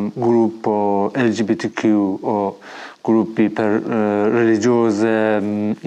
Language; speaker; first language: Italian; non-native, learner; Persian